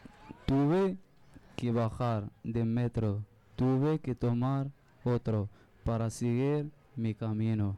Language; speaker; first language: Spanish; non-native, learner; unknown